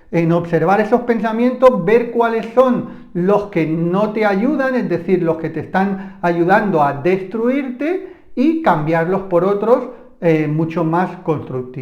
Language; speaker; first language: Spanish; native; Spanish